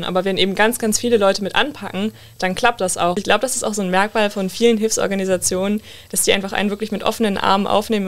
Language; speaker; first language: German; native; German